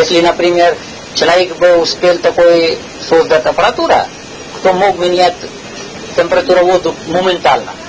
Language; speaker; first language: Russian; non-native, learner; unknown